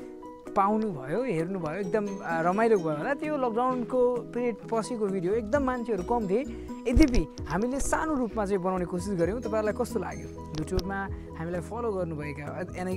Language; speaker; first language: Nepali; native; Nepali